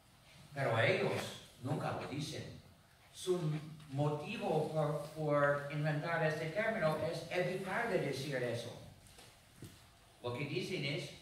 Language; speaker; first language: Spanish; non-native, fluent; English